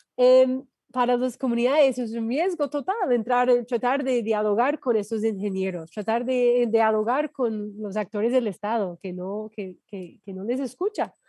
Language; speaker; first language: Spanish; non-native, fluent; English